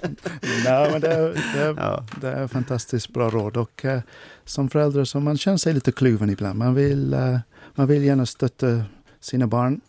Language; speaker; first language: Swedish; non-native, fluent; English